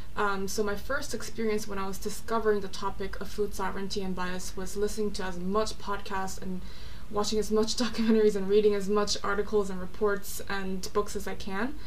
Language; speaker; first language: English; non-native, fluent; Korean